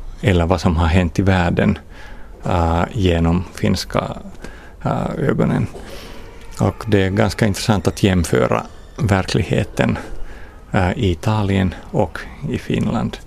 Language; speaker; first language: Swedish; non-native, fluent; Finnish